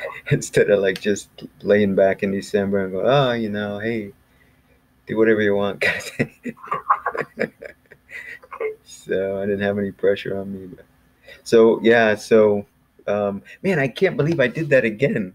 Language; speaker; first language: English; native; English